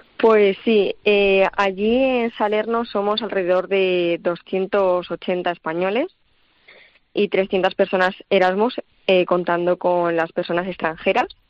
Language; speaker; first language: Spanish; native; Spanish